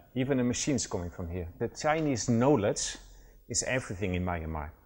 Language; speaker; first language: English; non-native, fluent; Dutch